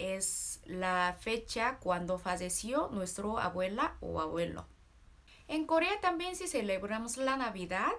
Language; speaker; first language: Spanish; non-native, learner; Korean